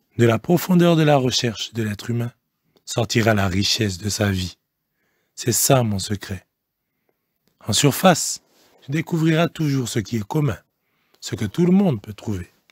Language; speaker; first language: French; non-native, local second language; Lingala